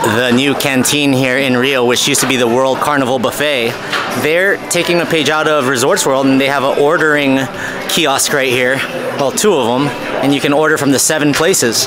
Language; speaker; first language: English; native; English